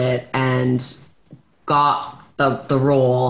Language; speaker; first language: English; native; English